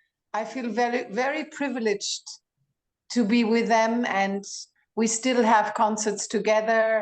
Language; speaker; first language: English; non-native, fluent; Greek